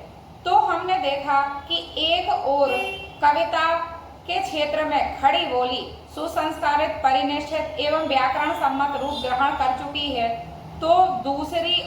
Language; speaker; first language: Hindi; native; Hindi